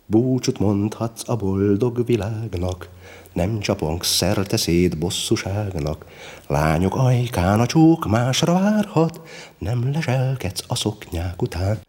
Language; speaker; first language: Hungarian; native; Hungarian